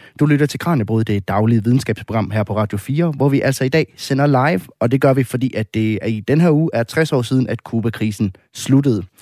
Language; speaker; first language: Danish; native; Danish